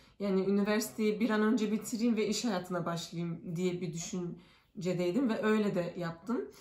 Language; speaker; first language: Turkish; early bilingual, heritage; Turkish